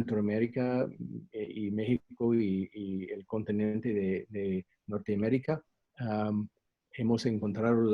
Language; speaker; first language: Spanish; non-native, fluent; English